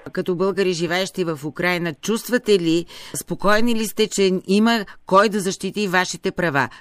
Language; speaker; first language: Bulgarian; native; Bulgarian